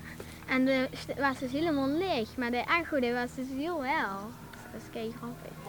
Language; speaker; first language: Dutch; native; Dutch